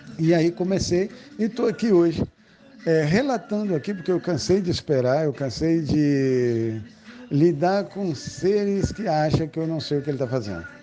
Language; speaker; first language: Portuguese; native; Portuguese